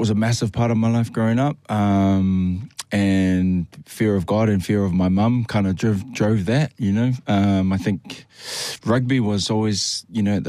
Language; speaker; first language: English; native; English